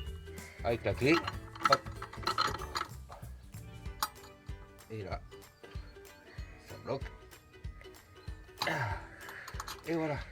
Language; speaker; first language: French; native; French